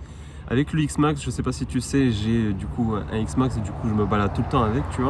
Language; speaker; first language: French; native; French